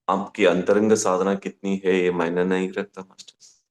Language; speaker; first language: Hindi; non-native, local second language; Kannada